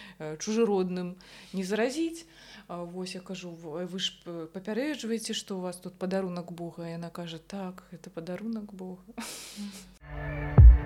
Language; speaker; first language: Belarusian; non-native, local second language; Russian